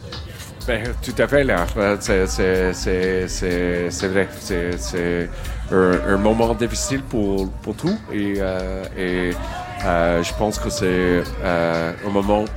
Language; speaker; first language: French; non-native, learner; English